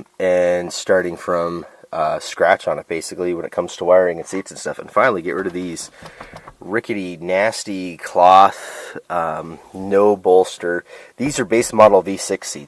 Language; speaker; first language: English; native; English